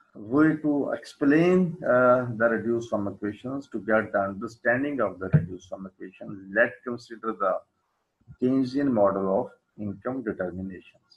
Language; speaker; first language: English; non-native, local second language; Urdu